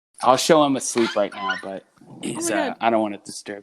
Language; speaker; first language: English; native; English